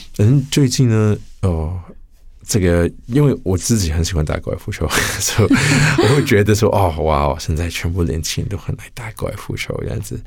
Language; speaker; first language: Chinese; early bilingual, heritage; Chinese